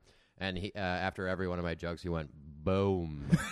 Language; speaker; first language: English; native; English